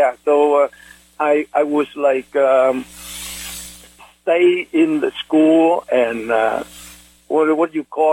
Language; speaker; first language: English; non-native, fluent; Vietnamese